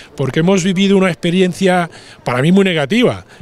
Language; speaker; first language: Spanish; native; Spanish